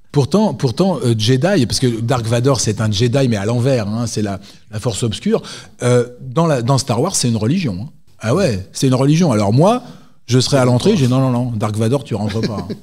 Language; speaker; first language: French; native; French